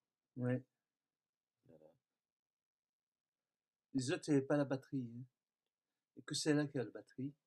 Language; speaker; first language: French; native; French